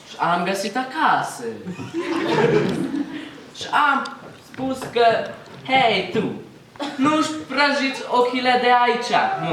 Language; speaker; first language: Romanian; non-native, learner; Hungarian